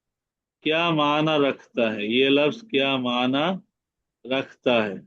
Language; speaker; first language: Hindi; non-native, fluent; Bangla